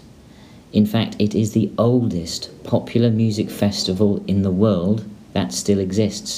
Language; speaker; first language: English; native; English